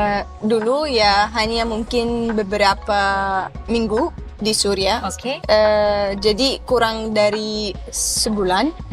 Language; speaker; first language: Indonesian; non-native, fluent; Arabic